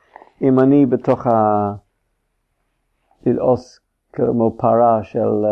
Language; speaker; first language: Hebrew; non-native, fluent; English